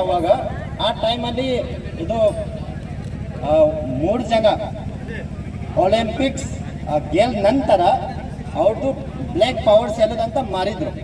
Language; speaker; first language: Kannada; non-native, fluent; Manipuri